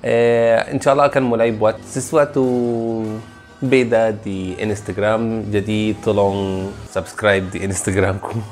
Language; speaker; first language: Indonesian; non-native, learner; Arabic